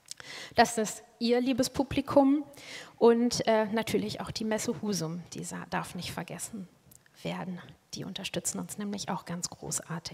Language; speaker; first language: German; native; German